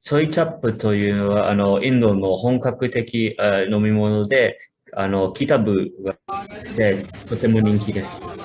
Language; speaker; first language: Japanese; non-native, fluent; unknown